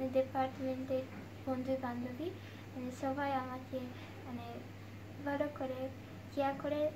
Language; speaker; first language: Bangla; non-native, fluent; Japanese